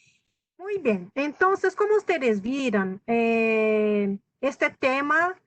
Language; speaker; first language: Spanish; non-native, fluent; Portuguese